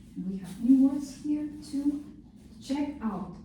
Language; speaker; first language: English; non-native, fluent; Kazakh